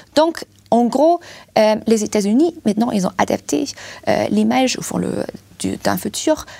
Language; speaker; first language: French; non-native, fluent; German